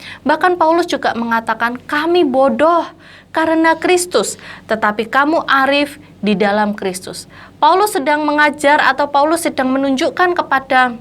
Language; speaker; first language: Indonesian; native; Indonesian